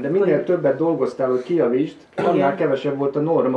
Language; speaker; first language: Hungarian; native; Hungarian